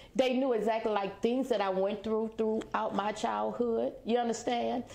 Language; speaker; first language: English; native; English